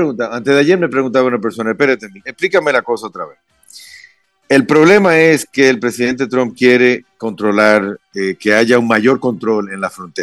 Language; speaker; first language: Spanish; native; Spanish